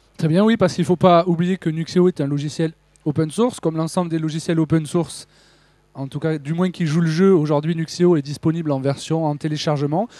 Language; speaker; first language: French; native; French